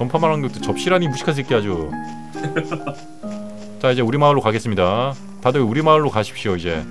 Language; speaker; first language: Korean; native; Korean